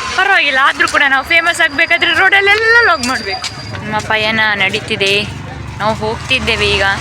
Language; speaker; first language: Kannada; non-native, local second language; Tulu